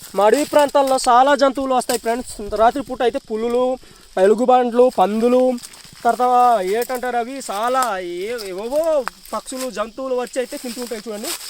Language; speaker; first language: Telugu; non-native, local second language; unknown